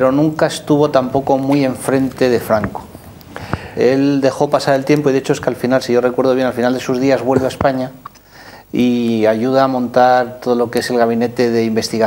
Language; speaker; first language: Spanish; native; Spanish